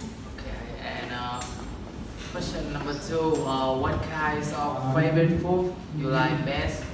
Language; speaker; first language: English; non-native, learner; Vietnamese